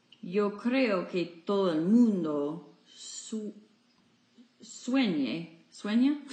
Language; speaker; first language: Spanish; non-native, fluent; English